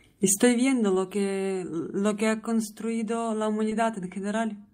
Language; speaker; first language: Spanish; non-native, learner; Russian